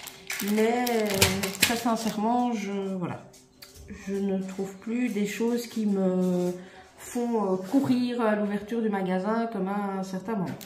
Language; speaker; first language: French; native; French